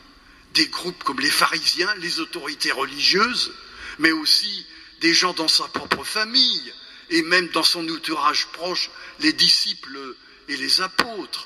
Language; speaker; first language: French; native; French